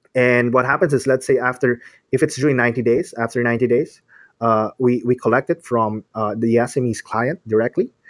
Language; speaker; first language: English; non-native, local second language; Filipino